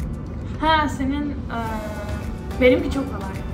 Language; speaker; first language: Turkish; early bilingual, heritage; Turkish